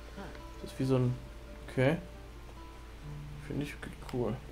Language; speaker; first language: German; native; German